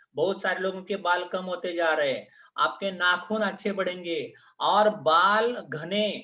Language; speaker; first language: Hindi; non-native, local second language; Marathi